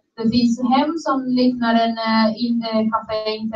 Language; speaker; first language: Swedish; non-native, learner; Spanish